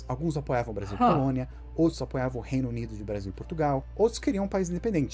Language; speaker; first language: Portuguese; native; Portuguese